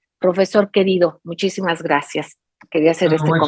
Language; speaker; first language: Spanish; native; Spanish